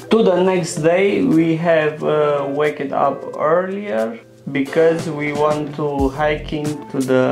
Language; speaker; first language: English; non-native, learner; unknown